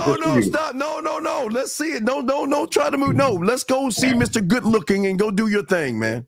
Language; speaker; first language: English; native; English